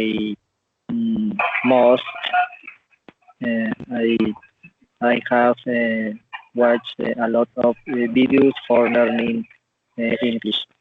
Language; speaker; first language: English; non-native, learner; Spanish